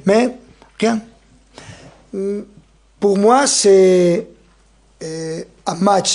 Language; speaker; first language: French; non-native, fluent; Spanish